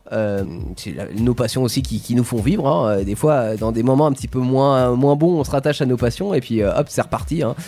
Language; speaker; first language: French; native; French